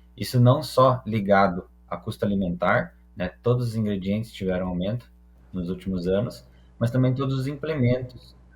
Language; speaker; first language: Portuguese; non-native, fluent; Hebrew